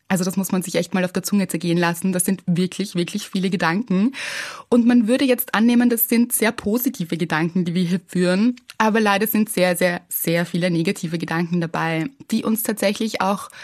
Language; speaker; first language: German; native; German